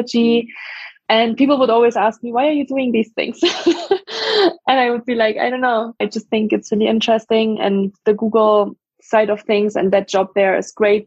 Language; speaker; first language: English; non-native, fluent; German